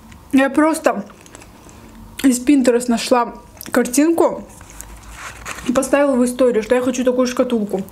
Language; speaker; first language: Russian; native; Russian